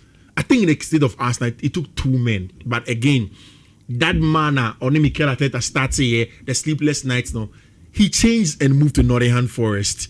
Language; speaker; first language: English; non-native, local second language; Akan